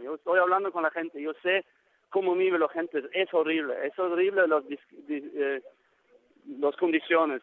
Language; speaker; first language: Spanish; non-native, learner; Norwegian